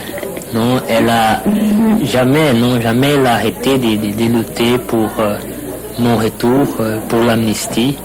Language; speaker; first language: French; non-native, fluent; Portuguese